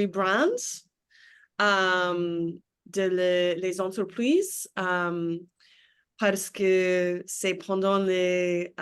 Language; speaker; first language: French; non-native, learner; English